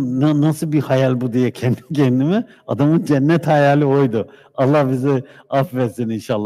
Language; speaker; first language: Turkish; native; Turkish